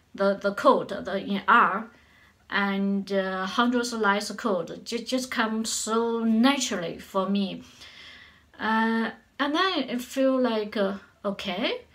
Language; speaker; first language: English; non-native, learner; Chinese